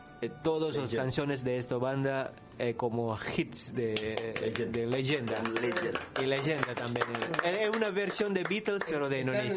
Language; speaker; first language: Spanish; non-native, learner; Indonesian